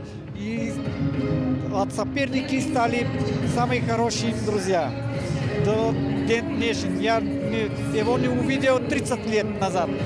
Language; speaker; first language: Russian; non-native, learner; Mongolian